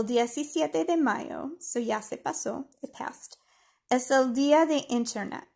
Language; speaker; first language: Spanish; non-native, fluent; English